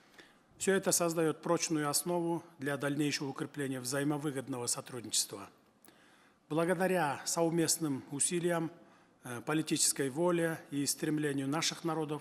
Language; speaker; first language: Russian; non-native, local second language; Kyrgyz